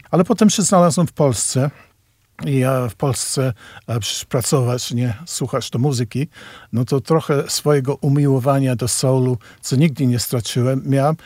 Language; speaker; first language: Polish; non-native, fluent; English